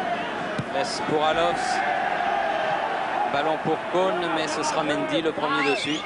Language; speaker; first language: French; native; French